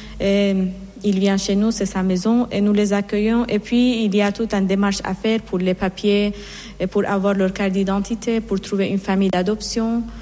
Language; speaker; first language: French; non-native, fluent; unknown